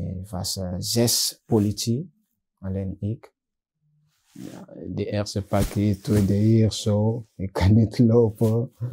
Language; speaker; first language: Dutch; non-native, learner; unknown